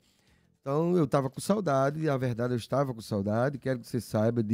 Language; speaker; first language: Portuguese; native; Portuguese